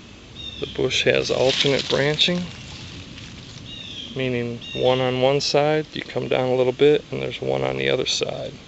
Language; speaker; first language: English; native; English